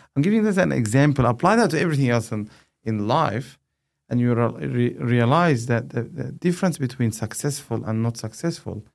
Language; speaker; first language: English; non-native, fluent; Arabic